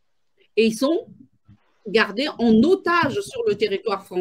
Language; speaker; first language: French; native; French